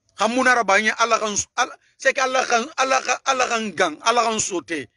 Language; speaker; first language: French; non-native, local second language; Susu